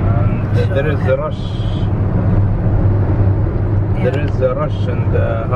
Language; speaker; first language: English; non-native, learner; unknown